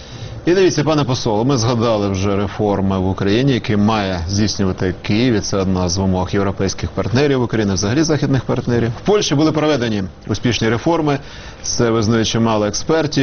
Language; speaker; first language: Ukrainian; native; Ukrainian